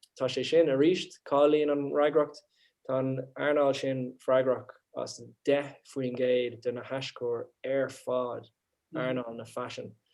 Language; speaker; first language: Irish; non-native, local second language; English